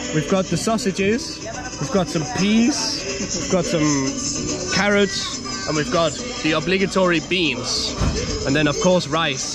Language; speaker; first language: English; non-native, fluent; Danish